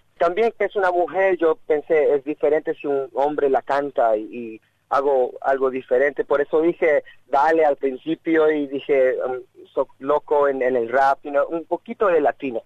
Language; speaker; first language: Spanish; early bilingual, heritage; Spanish